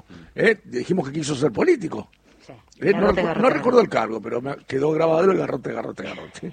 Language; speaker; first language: Spanish; native; Spanish